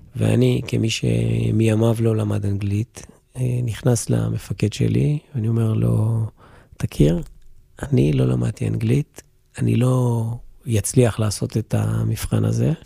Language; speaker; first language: Hebrew; native; Hebrew